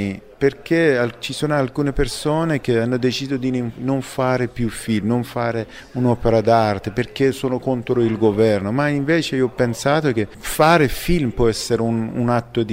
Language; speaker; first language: Italian; non-native, fluent; Persian